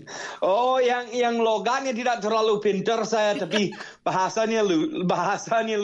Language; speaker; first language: Indonesian; non-native, fluent; English